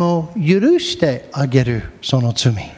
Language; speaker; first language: Japanese; non-native, fluent; English